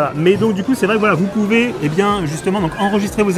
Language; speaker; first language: French; native; French